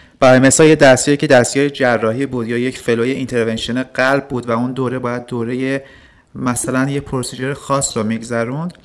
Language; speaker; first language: Persian; native; Persian